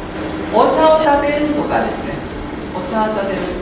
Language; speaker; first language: Japanese; non-native, fluent; Indonesian